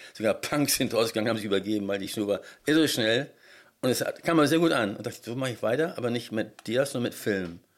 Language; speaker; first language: German; early bilingual, heritage; German